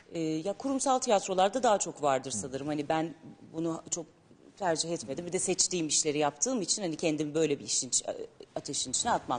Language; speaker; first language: Turkish; native; Turkish